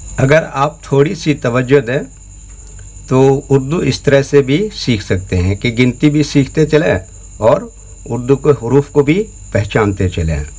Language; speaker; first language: Hindi; native; Hindi